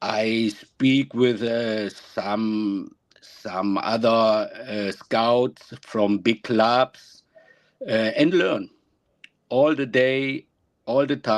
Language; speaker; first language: English; non-native, learner; German